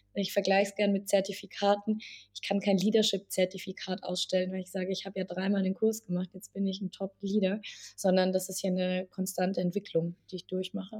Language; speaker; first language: German; native; German